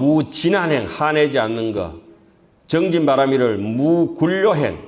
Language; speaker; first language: Korean; native; Korean